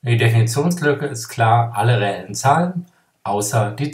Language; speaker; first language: German; native; German